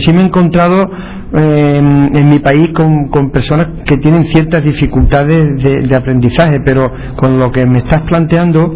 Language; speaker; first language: Spanish; native; Spanish